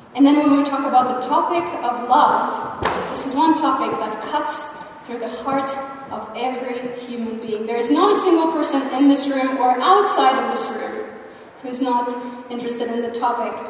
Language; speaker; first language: English; non-native, fluent; Russian